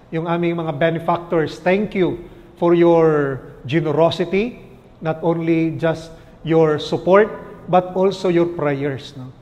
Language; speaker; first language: English; non-native, local second language; Filipino